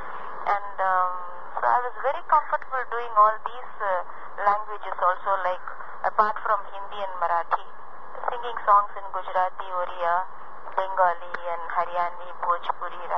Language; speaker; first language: English; non-native, local second language; Tamil